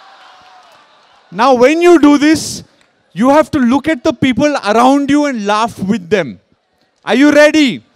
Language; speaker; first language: English; non-native, local second language; Hindi